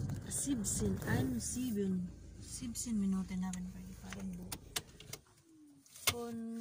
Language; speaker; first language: German; non-native, learner; Filipino